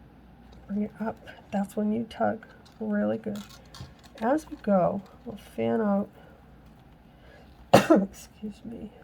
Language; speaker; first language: English; native; English